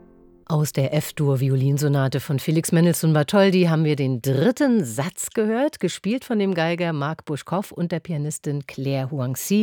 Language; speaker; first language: German; native; German